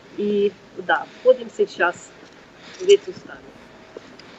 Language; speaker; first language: Russian; non-native, fluent; German